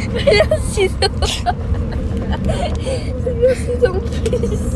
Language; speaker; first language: French; native; French